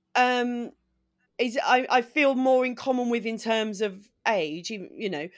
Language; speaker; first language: English; native; English